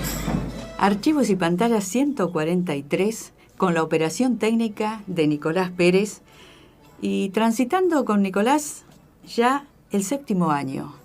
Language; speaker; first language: Spanish; native; Spanish